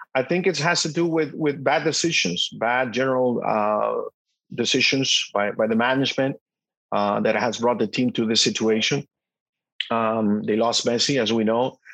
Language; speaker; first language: English; non-native, fluent; Spanish